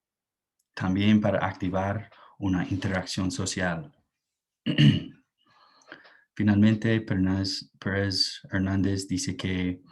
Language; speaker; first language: Spanish; non-native, fluent; English